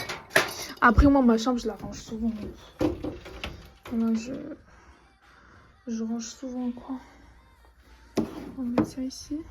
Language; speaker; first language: French; native; French